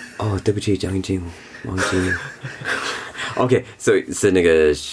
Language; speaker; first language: Chinese; non-native, learner; English